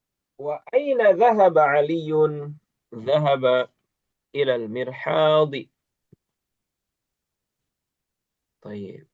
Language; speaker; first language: Arabic; non-native, fluent; Indonesian